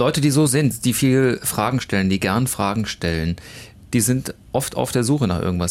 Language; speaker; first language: German; native; German